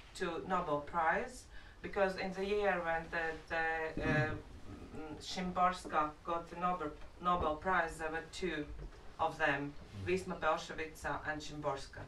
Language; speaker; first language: English; non-native, fluent; Latvian